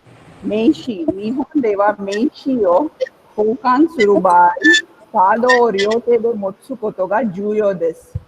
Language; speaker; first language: Japanese; non-native, fluent; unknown